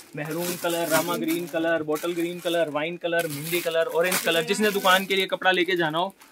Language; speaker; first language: Hindi; native; Hindi